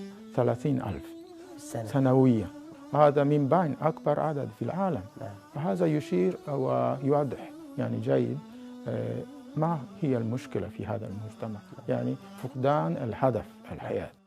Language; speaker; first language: Arabic; non-native, fluent; Japanese